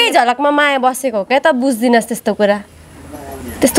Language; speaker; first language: Nepali; native; Nepali